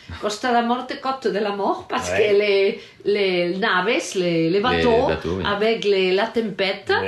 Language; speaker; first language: French; non-native, learner; Galician